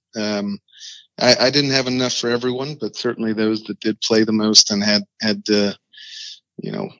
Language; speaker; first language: English; native; English